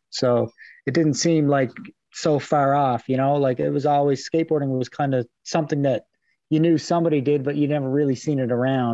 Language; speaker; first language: English; native; English